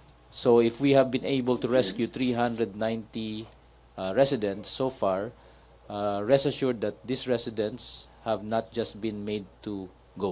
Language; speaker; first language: English; non-native, local second language; Filipino